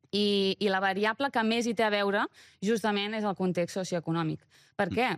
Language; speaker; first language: Catalan; early bilingual, other home language; Romanian